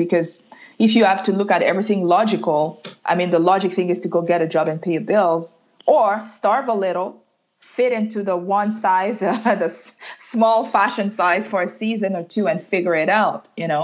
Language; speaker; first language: English; non-native, fluent; French